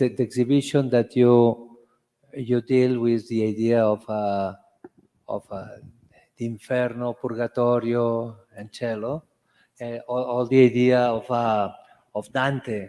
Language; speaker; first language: English; non-native, fluent; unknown